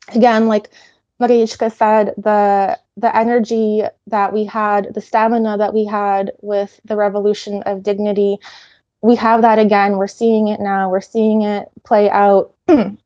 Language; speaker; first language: English; early bilingual, other home language; Ukrainian